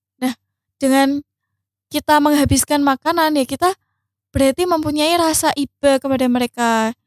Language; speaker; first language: Indonesian; native; Indonesian